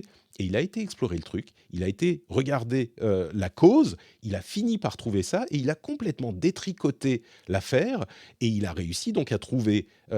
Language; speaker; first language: French; native; French